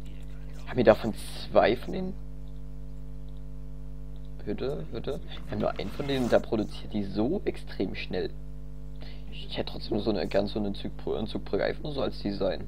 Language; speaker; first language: German; native; German